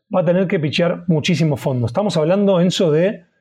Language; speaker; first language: Spanish; native; Spanish